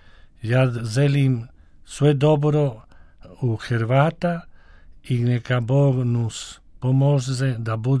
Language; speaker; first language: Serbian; early bilingual, heritage; Spanish